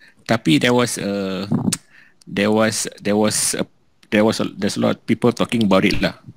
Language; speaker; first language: English; non-native, local second language; Malay